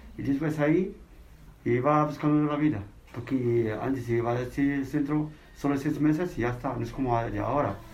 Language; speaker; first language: Spanish; non-native, learner; Arabic